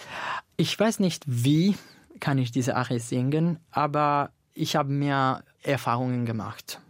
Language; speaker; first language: German; non-native, learner; Italian